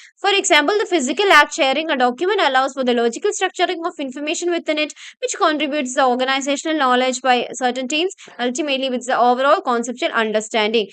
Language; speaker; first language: English; non-native, local second language; Malayalam